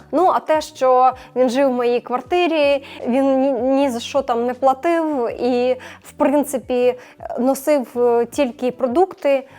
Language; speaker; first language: Ukrainian; non-native, local second language; Russian